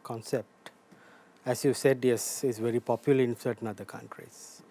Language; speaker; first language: English; non-native, local second language; Sinhala